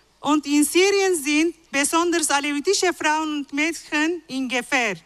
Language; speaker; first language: German; non-native, fluent; Arabic